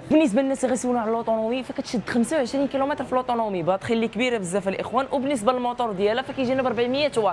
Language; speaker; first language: Arabic; native; Arabic